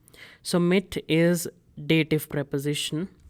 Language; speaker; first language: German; non-native, fluent; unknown